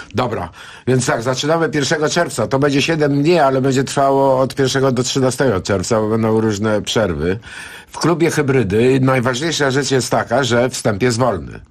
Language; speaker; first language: Polish; non-native, fluent; Greek